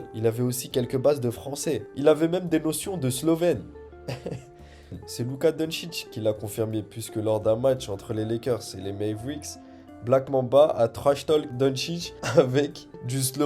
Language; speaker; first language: French; native; French